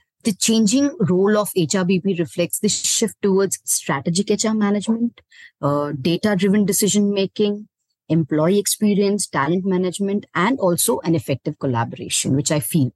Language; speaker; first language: English; non-native, local second language; Hindi